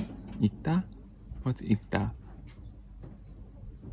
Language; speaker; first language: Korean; non-native, learner; English